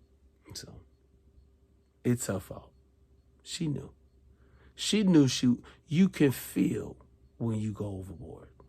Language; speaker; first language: English; native; English